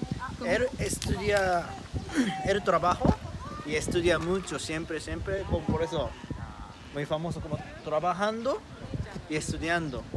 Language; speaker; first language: Spanish; non-native, learner; Japanese